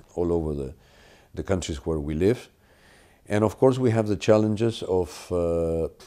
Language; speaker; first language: English; non-native, fluent; Spanish